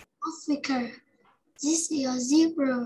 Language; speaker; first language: English; non-native, learner; Vietnamese